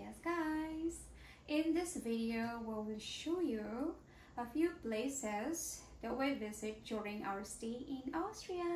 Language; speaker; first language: English; non-native, local second language; Filipino